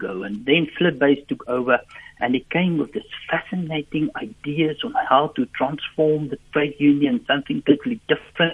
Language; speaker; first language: English; non-native, local second language; Afrikaans